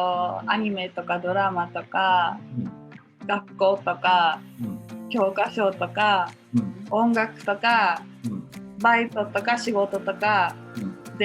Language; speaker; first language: Japanese; non-native, fluent; English